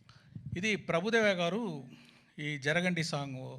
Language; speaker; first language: Telugu; non-native, fluent; Tamil